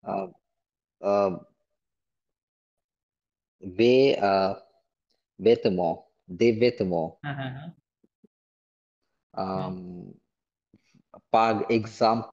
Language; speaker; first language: French; non-native, learner; Bangla